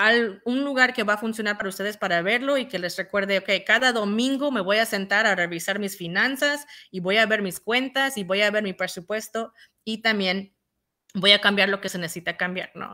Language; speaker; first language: Spanish; early bilingual, heritage; Spanish